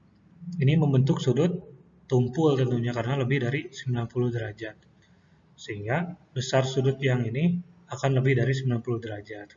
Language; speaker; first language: Indonesian; native; Indonesian